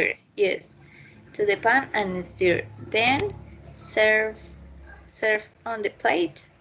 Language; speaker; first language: English; non-native, learner; Spanish